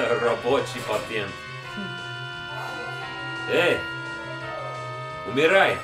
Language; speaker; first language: Russian; non-native, learner; English